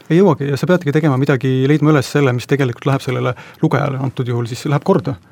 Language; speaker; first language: Estonian; native; Estonian